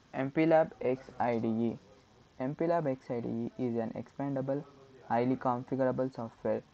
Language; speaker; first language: English; non-native, local second language; Kannada